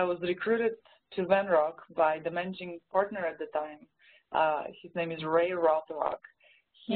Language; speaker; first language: English; non-native, fluent; Bulgarian